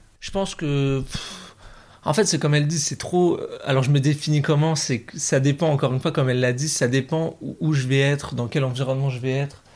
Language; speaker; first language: French; native; French